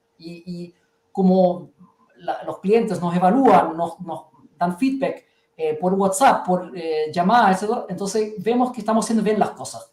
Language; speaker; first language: Spanish; early bilingual, heritage; German